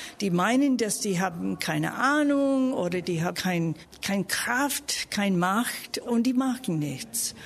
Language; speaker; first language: German; non-native, fluent; English